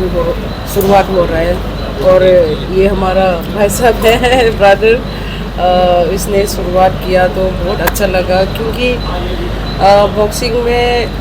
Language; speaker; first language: Hindi; non-native, local second language; Manipuri